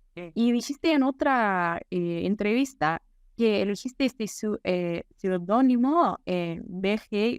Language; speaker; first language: Spanish; non-native, fluent; English